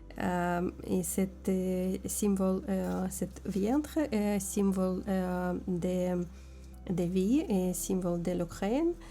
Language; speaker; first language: French; non-native, learner; Ukrainian